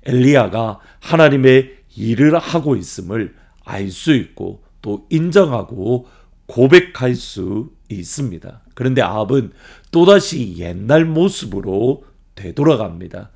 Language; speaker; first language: Korean; native; Korean